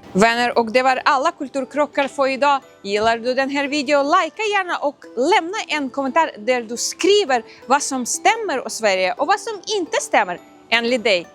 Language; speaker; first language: Swedish; non-native, fluent; Ukrainian